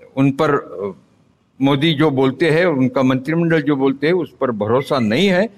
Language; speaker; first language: Hindi; non-native, local second language; Marathi